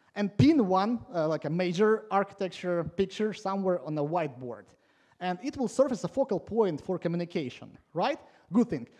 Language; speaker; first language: English; non-native, fluent; Latvian